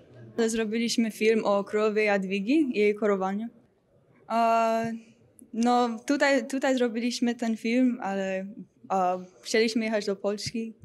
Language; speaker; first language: Polish; early bilingual, heritage; Polish